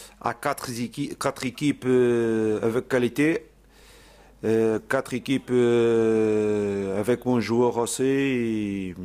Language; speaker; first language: French; non-native, learner; Portuguese